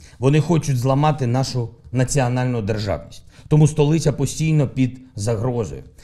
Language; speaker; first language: Ukrainian; non-native, local second language; Russian